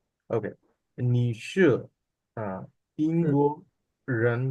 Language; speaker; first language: Chinese; non-native, learner; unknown